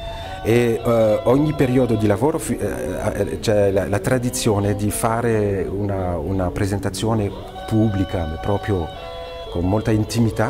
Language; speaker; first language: Italian; non-native, fluent; French